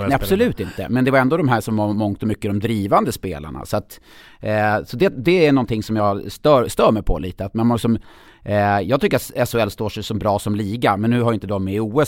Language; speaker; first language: Swedish; native; Swedish